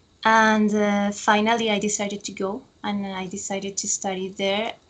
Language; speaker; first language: English; non-native, fluent; Spanish